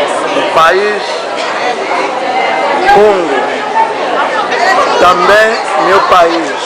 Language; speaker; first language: Portuguese; non-native, fluent; Lingala